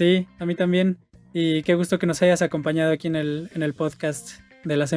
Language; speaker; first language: Spanish; native; Spanish